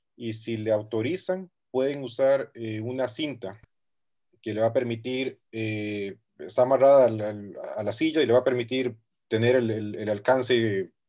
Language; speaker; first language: Spanish; native; Spanish